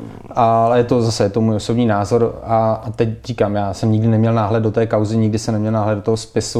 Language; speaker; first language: Czech; native; Czech